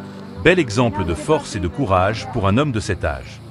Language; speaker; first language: French; native; French